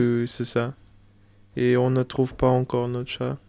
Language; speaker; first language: French; non-native, learner; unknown